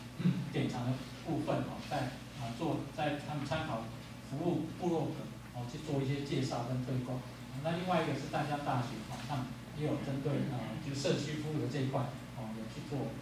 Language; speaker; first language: Chinese; native; Chinese